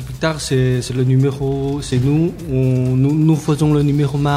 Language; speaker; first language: French; non-native, learner; Chinese